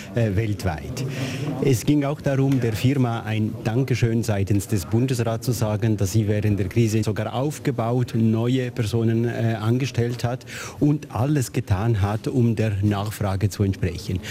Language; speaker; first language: German; native; German